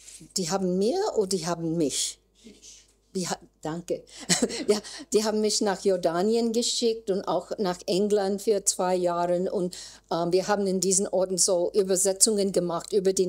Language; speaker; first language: German; non-native, learner; English